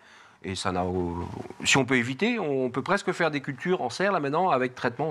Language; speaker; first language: French; native; French